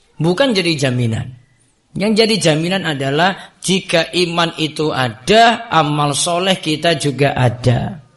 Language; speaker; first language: Indonesian; native; Indonesian